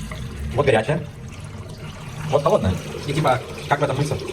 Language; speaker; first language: Russian; native; Russian